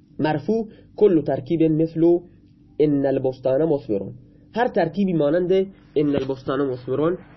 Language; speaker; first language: Persian; non-native, local second language; Baluchi